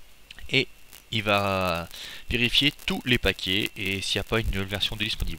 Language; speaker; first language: French; native; French